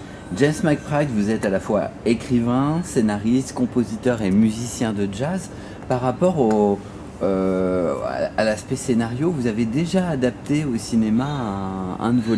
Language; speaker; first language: French; native; French